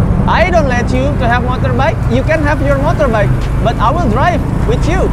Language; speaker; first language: English; non-native, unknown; Indonesian